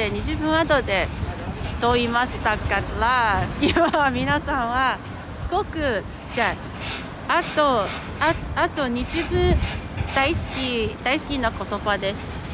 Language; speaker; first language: Japanese; non-native, learner; English